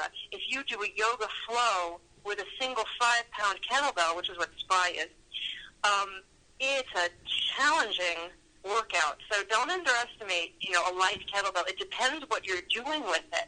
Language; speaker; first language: English; native; English